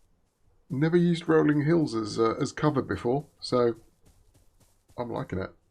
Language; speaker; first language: English; native; English